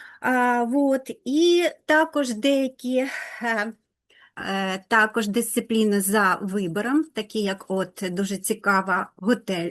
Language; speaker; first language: Ukrainian; non-native, local second language; Russian